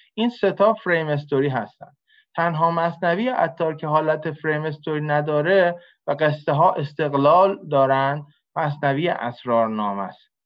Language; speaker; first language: Persian; native; Persian